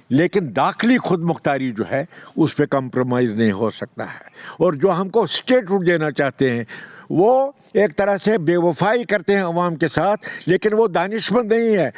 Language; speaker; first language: Urdu; non-native, local second language; Kashmiri